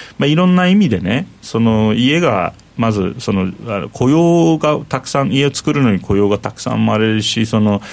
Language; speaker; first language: Japanese; non-native, fluent; Turkish